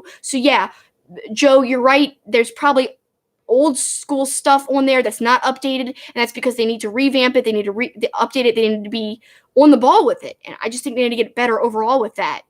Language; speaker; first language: English; native; English